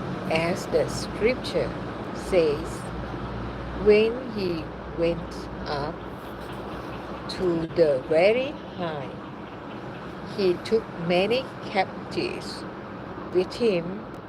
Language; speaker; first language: English; non-native, learner; Thai